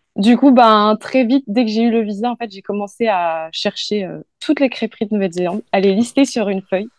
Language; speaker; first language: French; native; French